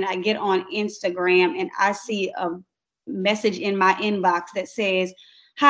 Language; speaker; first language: English; native; English